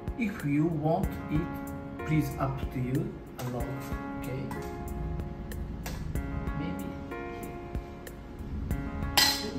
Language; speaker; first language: English; non-native, learner; Japanese